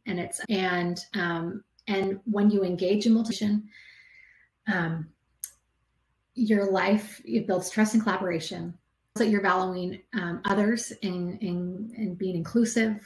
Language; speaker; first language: English; native; English